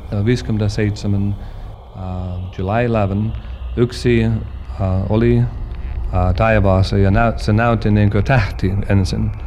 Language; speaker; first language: Finnish; early bilingual, heritage; Finnish